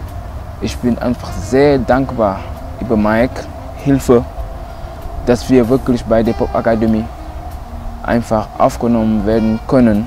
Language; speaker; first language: German; non-native, local second language; Wolof